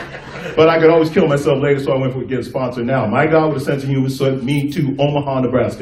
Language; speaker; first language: English; native; English